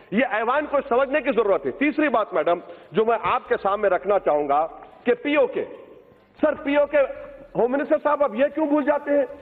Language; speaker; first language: Urdu; native; Urdu